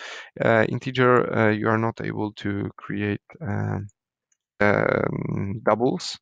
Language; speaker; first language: English; non-native, fluent; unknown